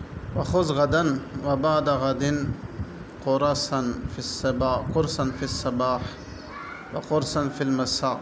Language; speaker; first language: Arabic; non-native, fluent; Urdu